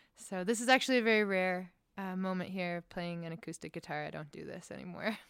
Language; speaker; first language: English; native; English